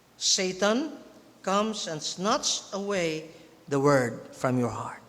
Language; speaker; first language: English; non-native, local second language; Filipino